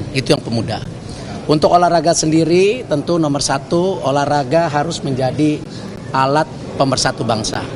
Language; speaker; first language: Indonesian; native; Indonesian